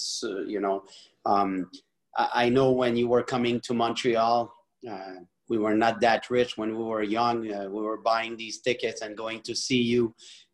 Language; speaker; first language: English; non-native, fluent; French